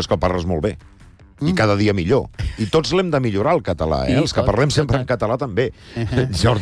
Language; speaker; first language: Catalan; native; Catalan